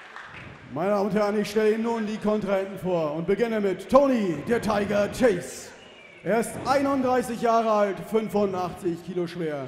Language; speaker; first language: German; native; German